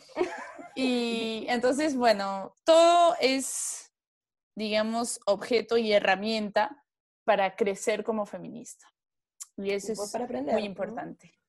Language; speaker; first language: Spanish; non-native, fluent; French